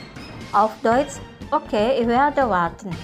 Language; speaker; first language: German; non-native, fluent; Indonesian